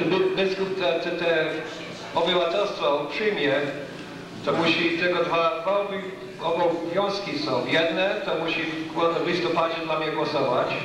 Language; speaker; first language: Polish; early bilingual, heritage; English